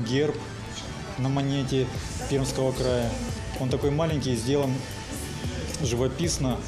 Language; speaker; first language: Russian; native; Russian